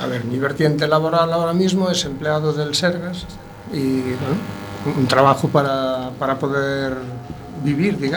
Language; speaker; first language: Spanish; native; Spanish